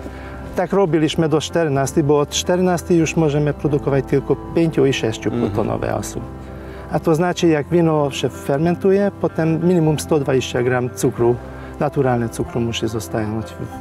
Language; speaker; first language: Polish; non-native, fluent; Hungarian